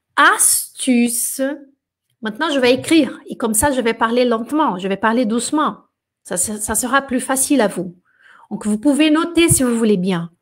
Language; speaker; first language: French; non-native, fluent; Portuguese